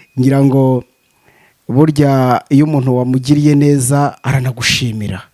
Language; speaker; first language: Kinyarwanda; native; Kinyarwanda